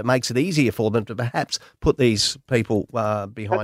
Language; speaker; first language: English; native; English